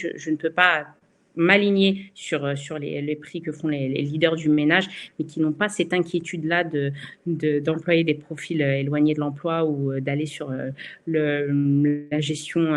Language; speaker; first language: French; native; French